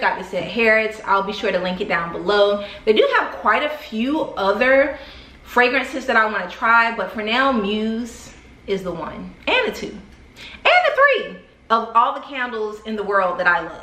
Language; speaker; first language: English; native; English